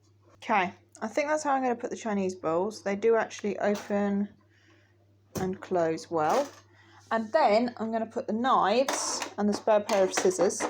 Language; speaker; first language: English; native; English